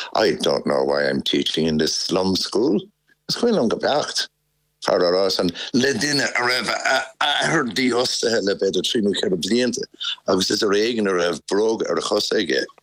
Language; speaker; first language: Irish; native; Irish